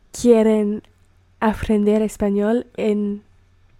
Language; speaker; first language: Spanish; non-native, learner; English